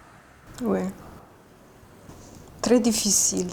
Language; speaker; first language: French; non-native, fluent; Italian